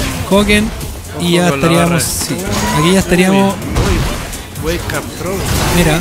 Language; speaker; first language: Spanish; native; Spanish